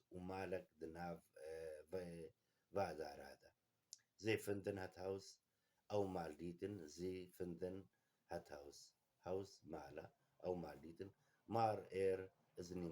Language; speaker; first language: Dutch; non-native, learner; Kurdish